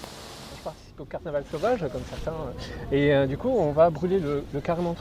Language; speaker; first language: French; native; French